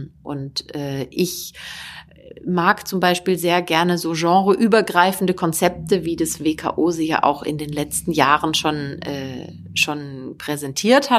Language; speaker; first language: German; native; German